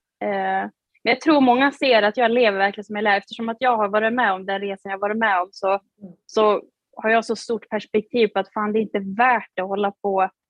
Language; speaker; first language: Swedish; native; Swedish